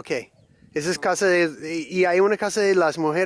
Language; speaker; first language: Spanish; non-native, learner; English